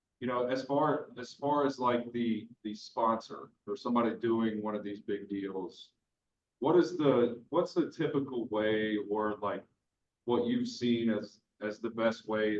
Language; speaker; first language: English; native; English